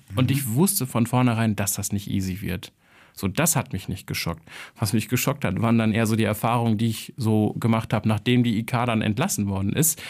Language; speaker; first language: German; early bilingual, other home language; Albanian